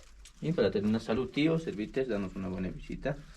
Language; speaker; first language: Spanish; native; Spanish